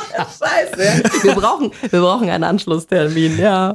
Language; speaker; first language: German; native; German